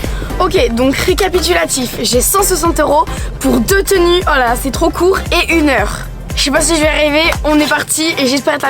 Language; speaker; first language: French; native; French